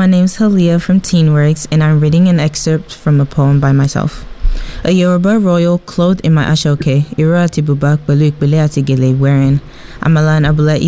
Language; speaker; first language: English; non-native, local second language; Yoruba